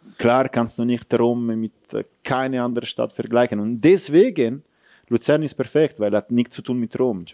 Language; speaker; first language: German; non-native, fluent; Italian